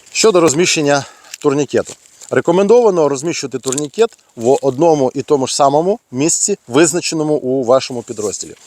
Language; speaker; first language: Ukrainian; native; Ukrainian